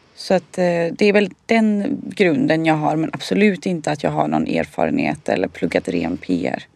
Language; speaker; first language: Swedish; early bilingual, other home language; Bosnian